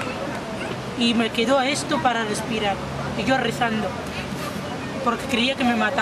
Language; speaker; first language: Spanish; non-native, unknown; Arabic